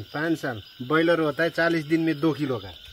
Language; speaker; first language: Hindi; non-native, local second language; Nepali